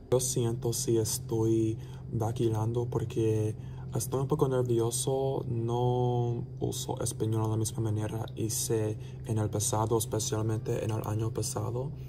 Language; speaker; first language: Spanish; non-native, learner; English